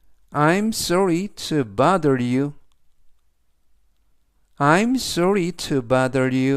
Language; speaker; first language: English; non-native, fluent; Korean